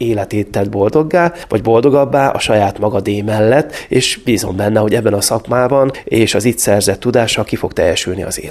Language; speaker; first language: Hungarian; native; Hungarian